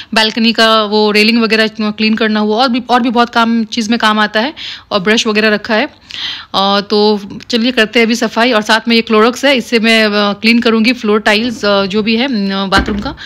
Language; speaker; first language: Hindi; native; Hindi